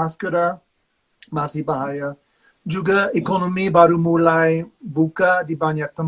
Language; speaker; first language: Indonesian; non-native, fluent; English